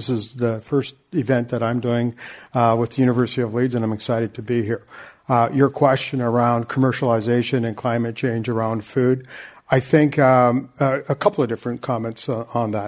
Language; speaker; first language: English; native; English